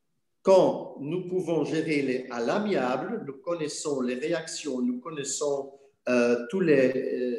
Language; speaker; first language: French; non-native, fluent; Dutch